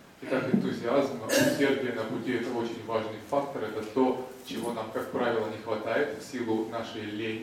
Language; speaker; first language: Russian; native; Russian